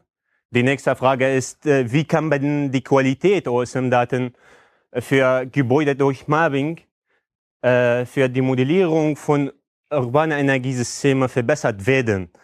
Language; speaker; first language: German; non-native, fluent; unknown